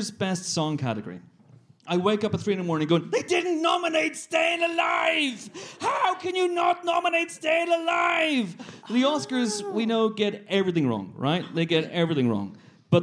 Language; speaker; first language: English; native; English